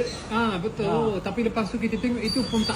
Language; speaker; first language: Malay; native; Malay